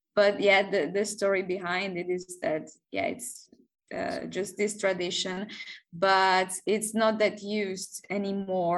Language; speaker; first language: English; non-native, fluent; Italian